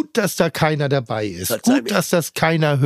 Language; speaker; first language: German; native; German